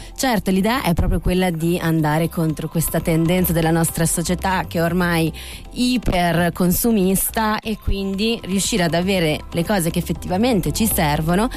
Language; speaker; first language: Italian; native; Italian